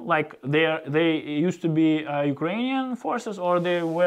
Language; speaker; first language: English; non-native, learner; Lithuanian